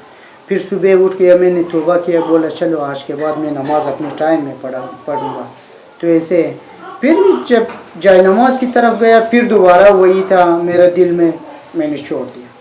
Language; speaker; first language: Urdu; non-native, learner; Persian